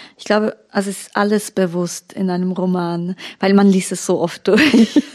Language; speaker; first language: German; early bilingual, other home language; Turkish